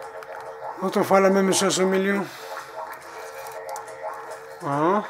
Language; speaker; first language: French; non-native, learner; Spanish